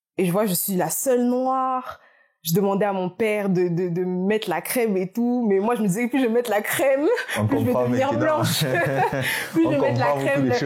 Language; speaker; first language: French; early bilingual, other home language; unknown